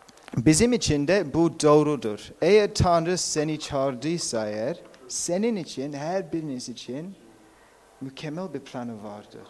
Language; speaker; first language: Turkish; non-native, fluent; English